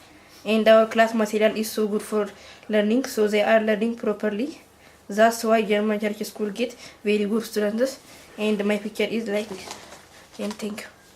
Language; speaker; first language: English; non-native, learner; Amharic